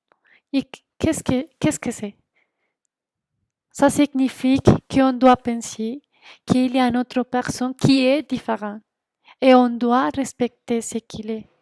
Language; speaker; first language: French; non-native, fluent; Spanish